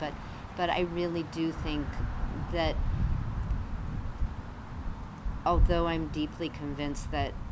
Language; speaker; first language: English; native; English